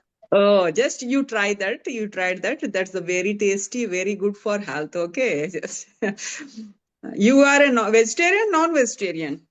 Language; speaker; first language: English; non-native, learner; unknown